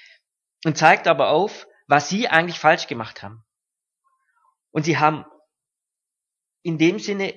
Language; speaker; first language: German; native; German